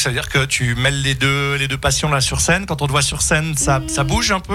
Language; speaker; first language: French; native; French